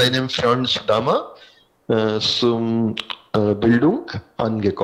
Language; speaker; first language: German; non-native, learner; Hindi